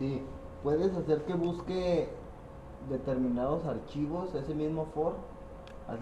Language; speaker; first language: Spanish; native; Spanish